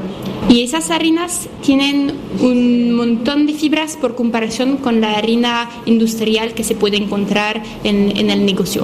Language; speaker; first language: Spanish; non-native, fluent; French